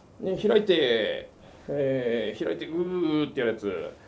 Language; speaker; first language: Japanese; native; Japanese